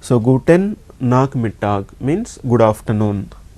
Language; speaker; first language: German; non-native, learner; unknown